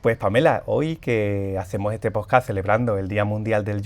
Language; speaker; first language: Spanish; native; Spanish